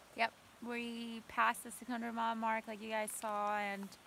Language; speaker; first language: English; early bilingual, other home language; Spanish